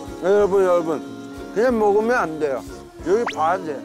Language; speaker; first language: Korean; non-native, learner; Chinese